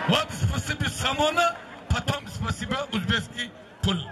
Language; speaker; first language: Russian; non-native, learner; Tajik